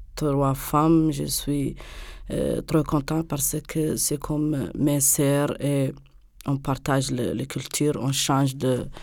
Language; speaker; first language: French; non-native, local second language; Arabic